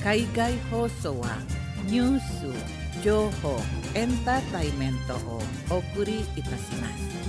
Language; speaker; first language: Japanese; non-native, fluent; Indonesian